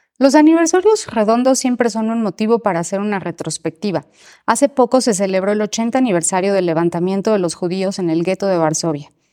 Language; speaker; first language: Spanish; native; Spanish